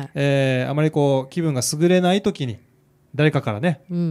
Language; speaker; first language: Japanese; native; Japanese